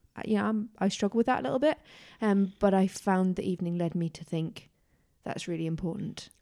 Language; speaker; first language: English; native; English